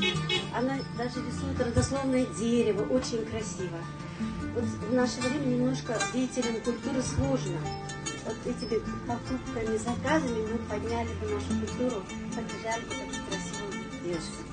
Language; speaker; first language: Russian; non-native, local second language; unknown